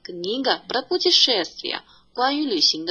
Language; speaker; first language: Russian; non-native, fluent; Chinese